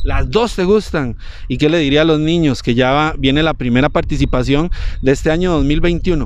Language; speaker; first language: Spanish; native; Spanish